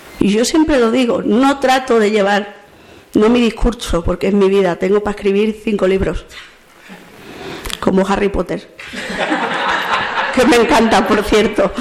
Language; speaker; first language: Spanish; native; Spanish